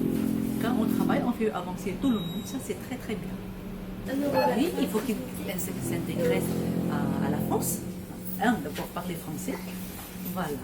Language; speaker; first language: French; early bilingual, other home language; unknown